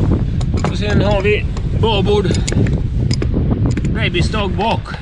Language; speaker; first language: Swedish; native; Swedish